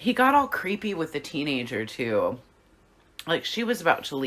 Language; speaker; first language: English; native; English